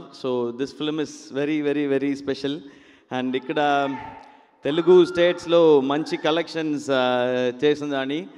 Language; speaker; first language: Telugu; non-native, learner; Tamil